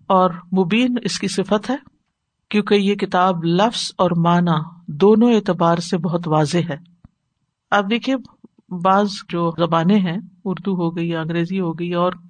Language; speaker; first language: Urdu; native; Urdu